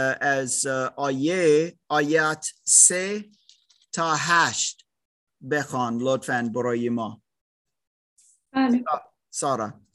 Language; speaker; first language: Persian; non-native, learner; English